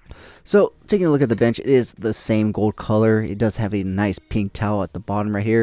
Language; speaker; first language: English; native; English